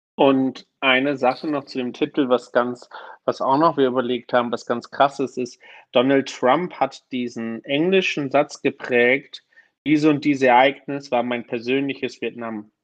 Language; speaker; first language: German; native; German